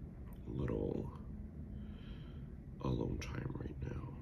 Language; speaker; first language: English; native; English